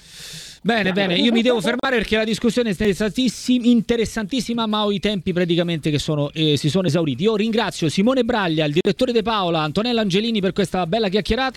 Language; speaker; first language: Italian; native; Italian